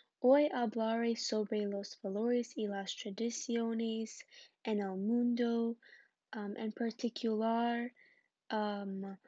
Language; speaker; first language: Spanish; non-native, learner; English